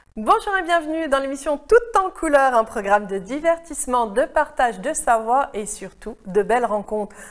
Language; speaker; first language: French; native; French